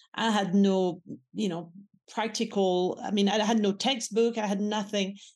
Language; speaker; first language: English; non-native, fluent; French